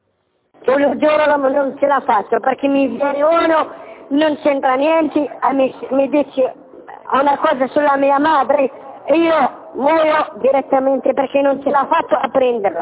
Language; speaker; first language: Italian; non-native, learner; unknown